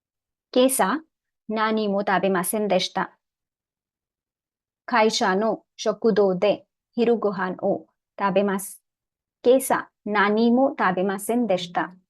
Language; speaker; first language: Japanese; non-native, learner; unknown